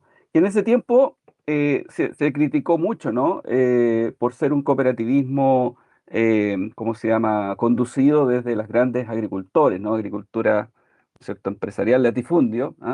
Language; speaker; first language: Spanish; native; Spanish